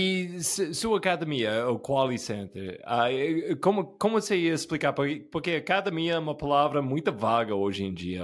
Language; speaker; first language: Portuguese; non-native, fluent; English